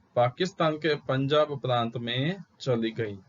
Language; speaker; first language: Hindi; non-native, local second language; Gujarati